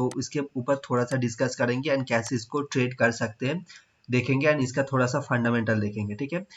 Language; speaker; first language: Hindi; non-native, local second language; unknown